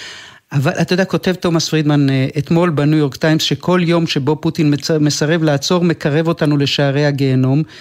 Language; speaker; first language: Hebrew; native; Hebrew